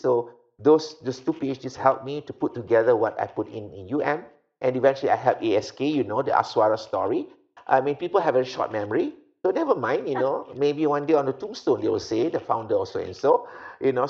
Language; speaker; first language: English; non-native, local second language; Malay